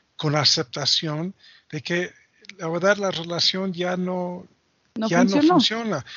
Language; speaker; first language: Spanish; non-native, fluent; English